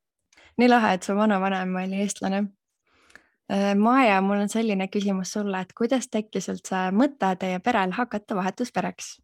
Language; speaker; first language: Estonian; native; Estonian